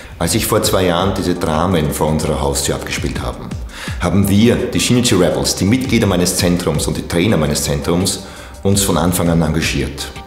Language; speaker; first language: German; native; German